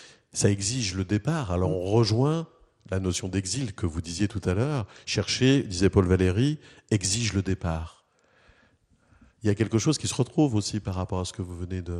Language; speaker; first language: French; native; French